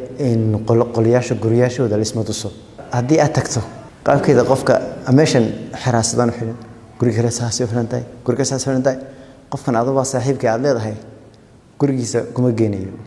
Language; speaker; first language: Somali; non-native, local second language; Oromo